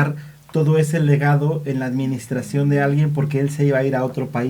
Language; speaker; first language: Spanish; native; Spanish